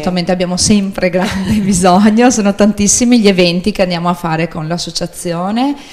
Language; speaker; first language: Italian; native; Italian